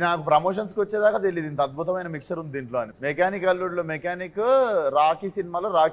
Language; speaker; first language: Telugu; native; Telugu